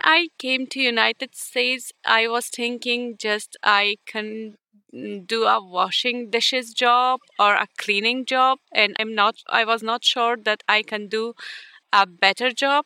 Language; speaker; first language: English; non-native, fluent; Ukrainian